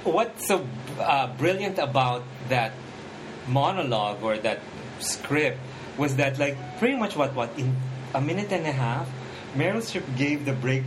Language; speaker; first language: English; non-native, local second language; Filipino